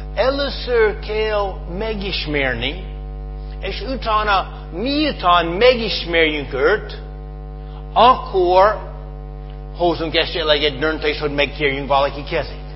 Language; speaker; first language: Hungarian; non-native, fluent; English